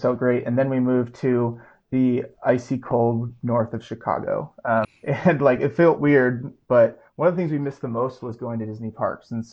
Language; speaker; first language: English; native; English